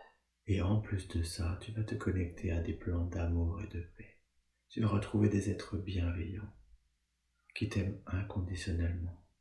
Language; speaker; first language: French; native; French